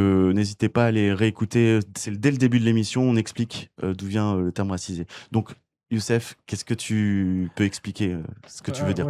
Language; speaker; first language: French; native; French